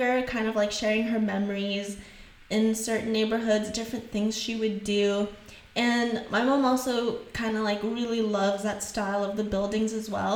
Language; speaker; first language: English; non-native, fluent; French